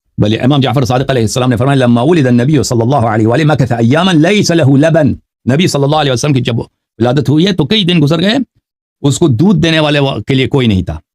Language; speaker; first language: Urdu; non-native, fluent; Persian